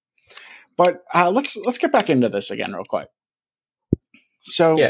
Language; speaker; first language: English; native; English